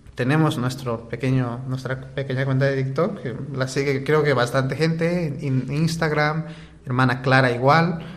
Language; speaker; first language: Spanish; native; Spanish